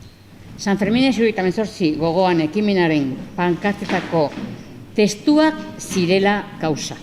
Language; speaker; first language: Basque; non-native, local second language; Spanish